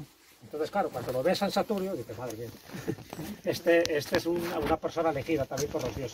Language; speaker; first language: Spanish; native; Spanish